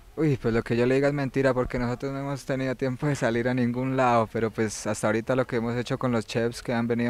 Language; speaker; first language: Spanish; native; Spanish